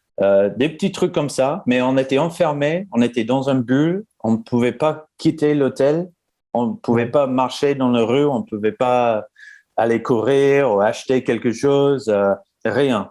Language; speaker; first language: French; non-native, fluent; English